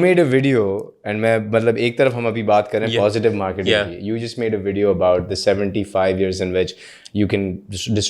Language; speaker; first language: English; non-native, local second language; Urdu